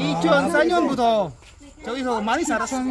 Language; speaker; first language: Korean; non-native, learner; Filipino